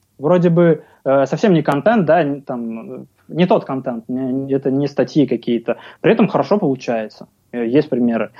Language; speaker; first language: Russian; native; Russian